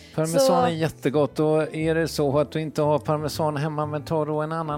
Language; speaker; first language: Swedish; native; Swedish